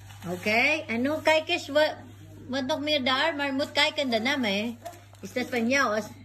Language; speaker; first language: Dutch; non-native, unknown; Filipino